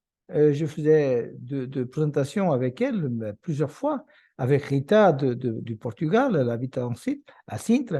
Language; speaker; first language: French; non-native, fluent; Portuguese